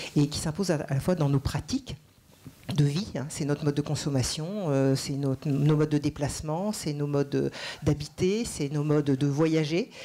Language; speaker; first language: French; native; French